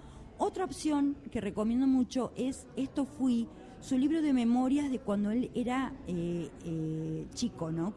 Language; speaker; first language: Spanish; native; Spanish